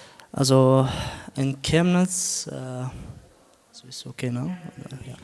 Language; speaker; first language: German; non-native, learner; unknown